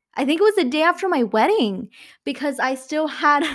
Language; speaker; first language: English; non-native, fluent; Spanish